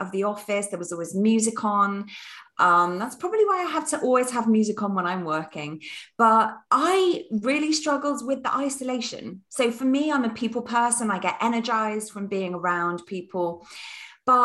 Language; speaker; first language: English; native; English